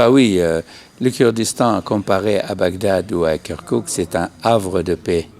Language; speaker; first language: French; non-native, fluent; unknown